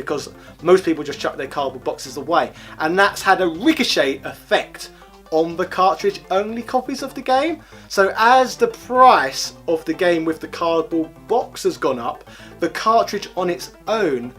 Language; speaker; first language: English; native; English